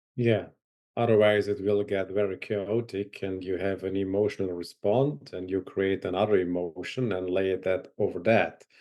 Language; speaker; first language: English; non-native, fluent; German